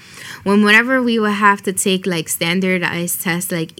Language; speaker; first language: English; early bilingual, other home language; Spanish